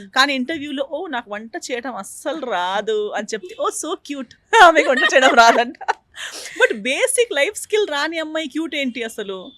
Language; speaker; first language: Telugu; non-native, fluent; Konkani